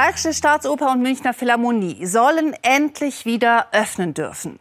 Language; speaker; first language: German; native; German